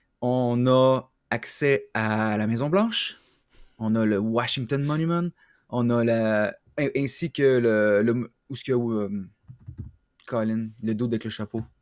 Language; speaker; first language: French; native; French